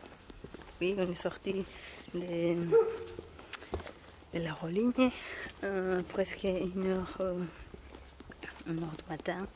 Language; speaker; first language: French; non-native, learner; Spanish